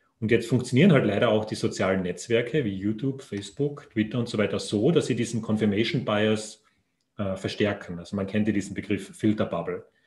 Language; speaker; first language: German; native; German